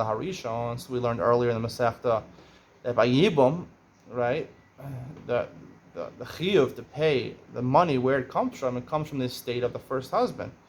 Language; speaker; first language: English; native; English